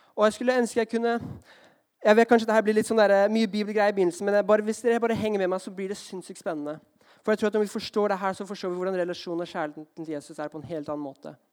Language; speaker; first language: Norwegian; early bilingual, heritage; Norwegian